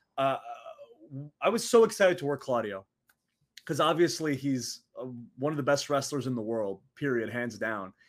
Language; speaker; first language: English; early bilingual, other home language; Arabic